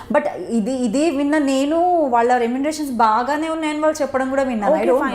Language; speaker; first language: Telugu; native; Telugu